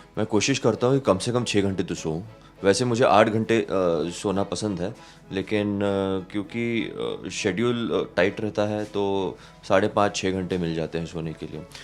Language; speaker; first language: Hindi; non-native, local second language; Marathi